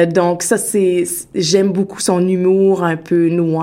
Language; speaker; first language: French; native; French